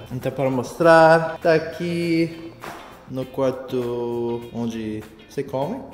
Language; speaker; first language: Portuguese; non-native, learner; English